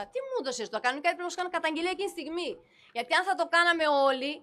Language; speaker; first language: Greek; non-native, fluent; Romanian